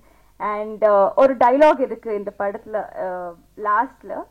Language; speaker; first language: Tamil; non-native, local second language; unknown